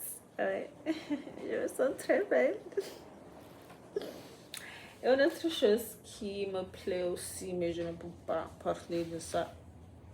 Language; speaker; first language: French; non-native, fluent; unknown